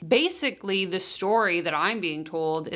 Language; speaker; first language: English; native; English